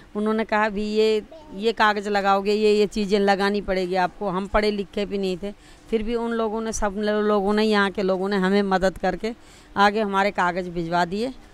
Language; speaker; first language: Urdu; non-native, local second language; Sindhi